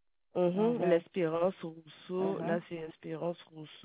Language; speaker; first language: French; native; French